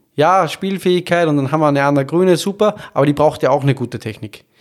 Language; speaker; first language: German; native; German